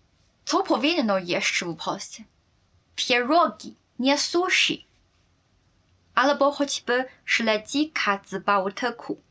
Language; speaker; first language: Polish; non-native, fluent; Chinese